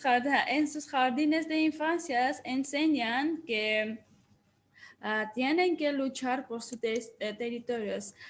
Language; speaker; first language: Spanish; non-native, fluent; Armenian